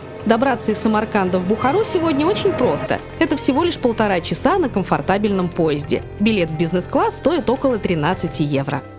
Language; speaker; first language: Russian; native; Russian